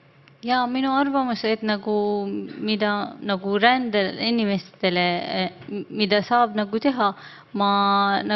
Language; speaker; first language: Estonian; non-native, learner; Arabic